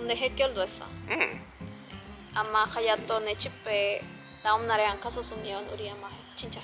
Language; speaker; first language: Korean; non-native, learner; Spanish